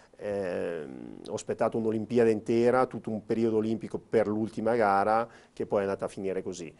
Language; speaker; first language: Italian; native; Italian